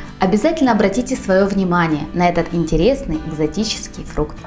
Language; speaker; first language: Russian; native; Russian